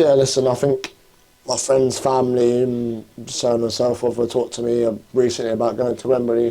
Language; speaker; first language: English; native; English